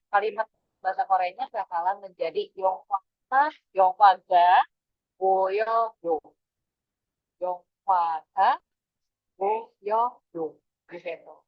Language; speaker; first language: Indonesian; native; Indonesian